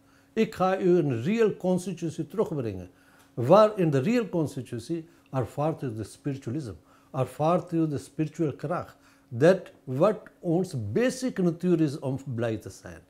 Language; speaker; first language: Dutch; non-native, fluent; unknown